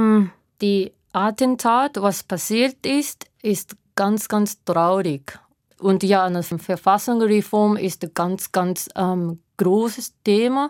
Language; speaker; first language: German; non-native, learner; Japanese